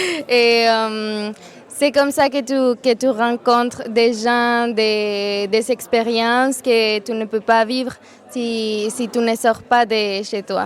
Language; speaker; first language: French; non-native, fluent; Spanish